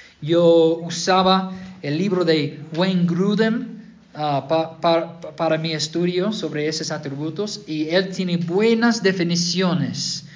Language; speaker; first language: Spanish; non-native, fluent; English